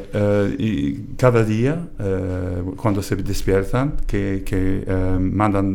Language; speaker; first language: Spanish; non-native, fluent; English